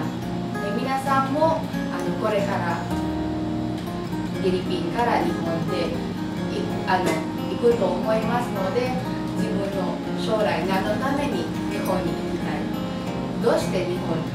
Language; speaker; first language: Japanese; non-native, fluent; Filipino